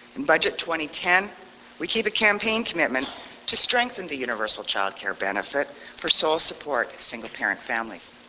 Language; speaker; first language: English; native; English